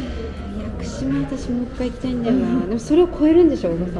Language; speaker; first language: Japanese; native; Japanese